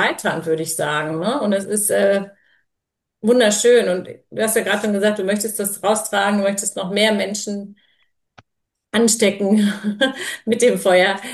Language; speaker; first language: German; native; German